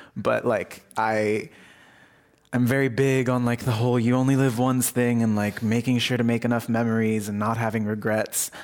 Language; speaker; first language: English; early bilingual, other home language; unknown